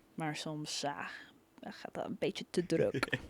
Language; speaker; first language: Dutch; non-native, learner; English